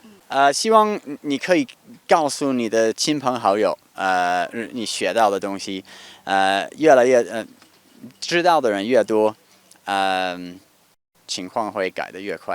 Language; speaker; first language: Chinese; non-native, fluent; English